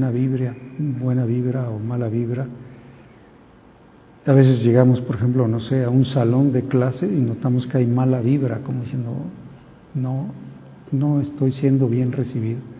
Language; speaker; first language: Spanish; native; Spanish